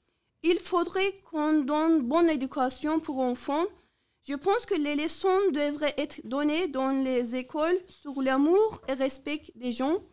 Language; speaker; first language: French; non-native, learner; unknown